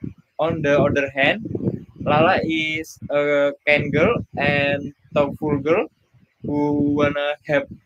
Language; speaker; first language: English; non-native, learner; Indonesian